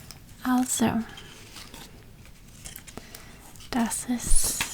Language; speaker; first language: German; non-native, learner; English